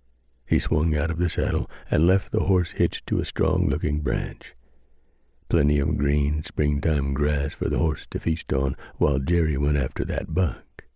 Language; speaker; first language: English; native; English